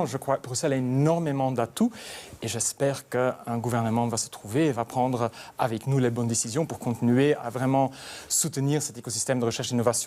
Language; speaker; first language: French; native; French